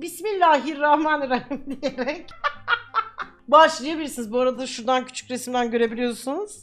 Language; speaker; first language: Turkish; native; Turkish